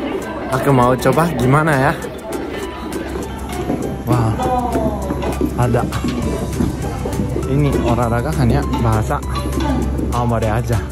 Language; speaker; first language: Indonesian; non-native, learner; Japanese